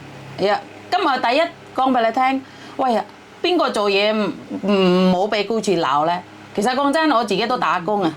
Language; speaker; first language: Cantonese; non-native, fluent; Javanese